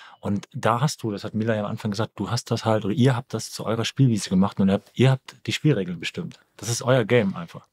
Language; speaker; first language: German; native; German